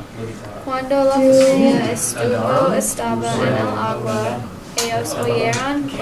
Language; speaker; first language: Spanish; non-native, learner; English